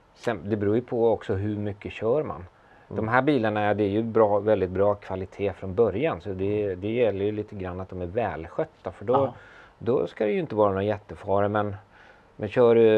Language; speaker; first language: Swedish; native; Swedish